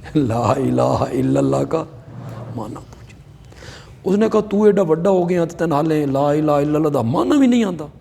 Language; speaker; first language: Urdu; non-native, local second language; Punjabi